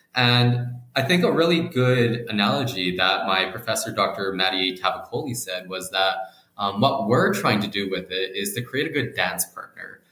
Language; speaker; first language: English; native; English